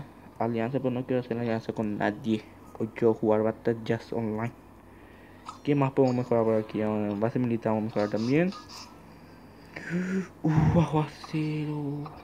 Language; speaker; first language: Spanish; native; Spanish